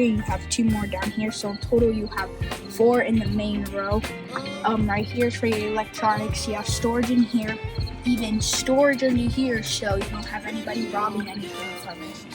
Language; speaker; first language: English; native; English